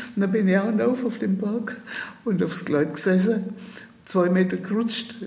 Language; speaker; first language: German; native; German